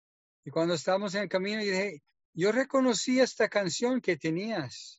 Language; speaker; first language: Spanish; non-native, fluent; English